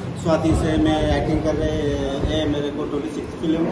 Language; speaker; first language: Hindi; non-native, local second language; Telugu